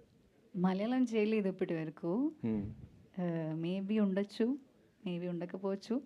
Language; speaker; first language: Telugu; non-native, learner; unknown